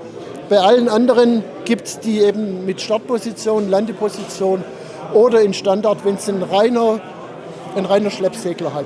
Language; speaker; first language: German; native; German